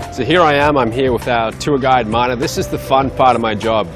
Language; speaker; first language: English; native; English